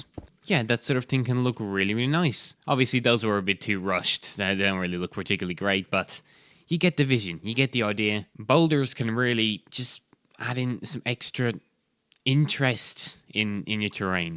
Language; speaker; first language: English; native; English